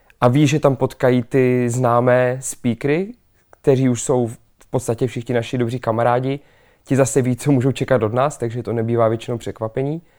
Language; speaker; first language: Czech; native; Czech